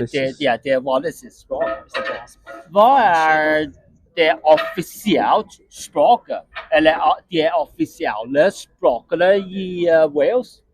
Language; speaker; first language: Norwegian; non-native, learner; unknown